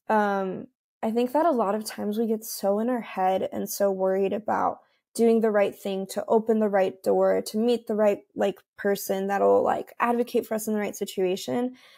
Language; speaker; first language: English; early bilingual, other home language; Spanish